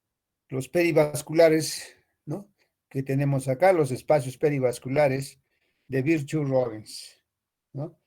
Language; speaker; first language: Spanish; native; Spanish